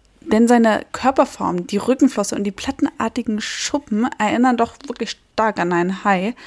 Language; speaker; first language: German; native; German